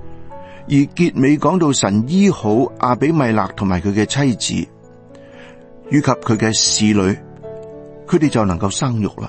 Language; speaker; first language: Chinese; non-native, local second language; Cantonese